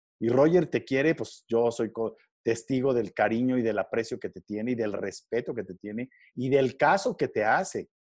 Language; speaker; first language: Spanish; native; Spanish